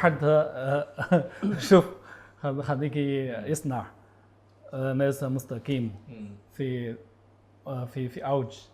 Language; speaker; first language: Arabic; non-native, learner; Chinese